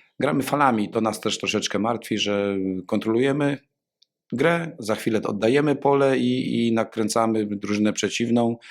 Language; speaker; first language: Polish; native; Polish